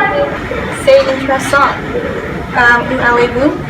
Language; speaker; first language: French; non-native, learner; English